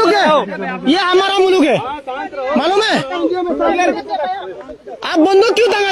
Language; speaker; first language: Hindi; non-native, learner; Bangla